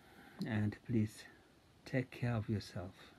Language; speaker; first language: English; non-native, fluent; Tibetan